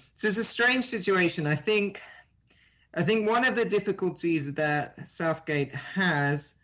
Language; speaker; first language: English; native; English